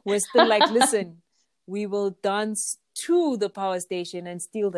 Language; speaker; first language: English; non-native, local second language; Zulu